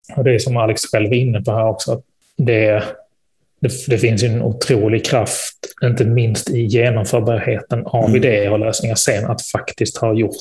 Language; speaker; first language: Swedish; native; Swedish